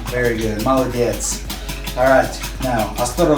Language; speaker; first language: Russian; non-native, learner; English